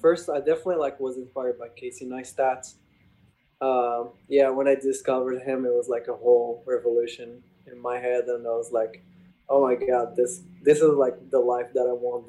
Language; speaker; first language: English; non-native, fluent; Arabic